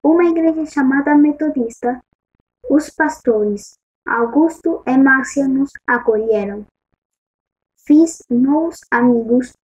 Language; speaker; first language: Portuguese; early bilingual, other home language; Spanish